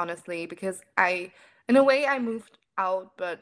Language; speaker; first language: English; non-native, fluent; German